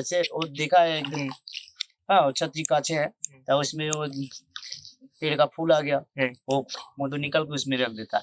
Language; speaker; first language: Hindi; non-native, local second language; Bangla